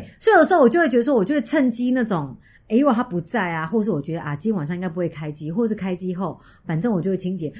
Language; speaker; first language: Chinese; native; Chinese